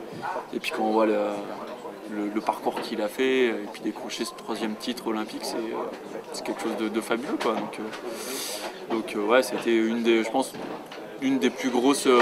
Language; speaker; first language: French; native; French